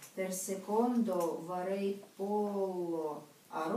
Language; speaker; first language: Italian; non-native, learner; Russian